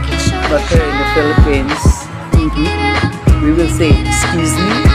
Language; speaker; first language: English; non-native, local second language; Cebuano